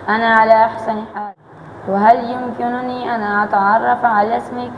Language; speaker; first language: Arabic; non-native, learner; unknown